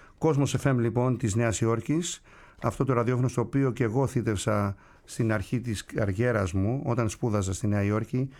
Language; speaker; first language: Greek; native; Greek